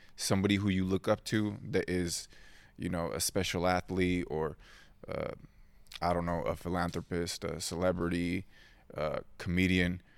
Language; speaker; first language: English; early bilingual, other home language; Spanish